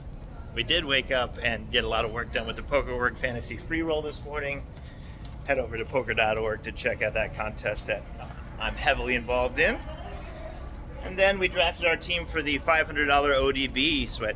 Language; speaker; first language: English; native; English